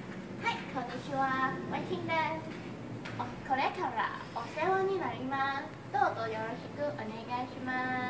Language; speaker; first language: Japanese; non-native, learner; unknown